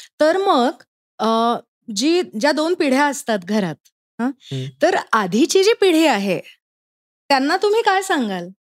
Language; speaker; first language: Marathi; native; Marathi